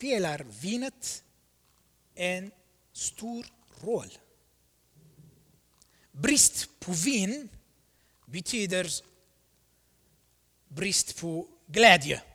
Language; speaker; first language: Swedish; non-native, fluent; Armenian